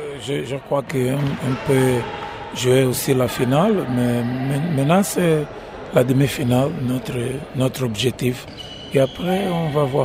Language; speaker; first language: French; non-native, fluent; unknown